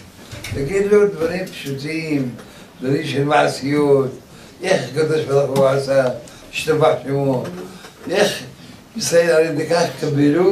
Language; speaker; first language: Hebrew; early bilingual, other home language; Arabic